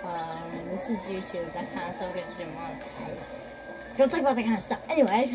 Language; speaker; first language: English; native; English